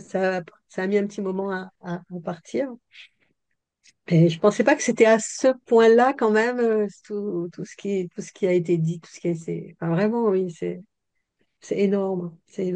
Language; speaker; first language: French; native; French